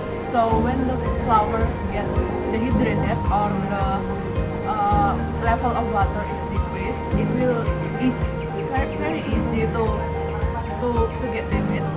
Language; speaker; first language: English; non-native, learner; Indonesian